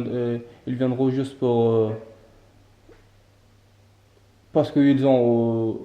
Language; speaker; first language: French; non-native, learner; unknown